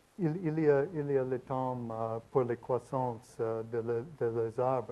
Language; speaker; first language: French; non-native, learner; English